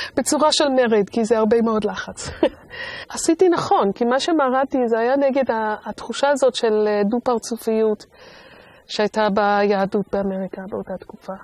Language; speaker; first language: Hebrew; non-native, fluent; English